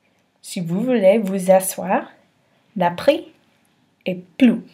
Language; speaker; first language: French; non-native, learner; English